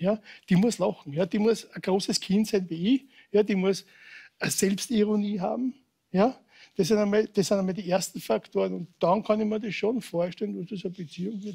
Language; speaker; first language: German; native; German